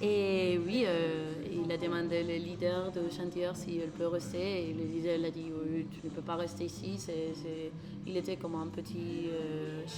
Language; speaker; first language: French; non-native, learner; Spanish